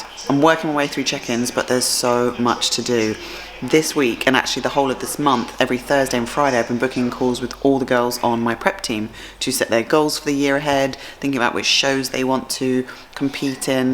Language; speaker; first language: English; native; English